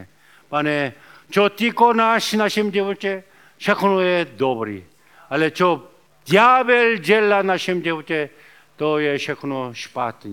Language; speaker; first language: Czech; non-native, learner; Korean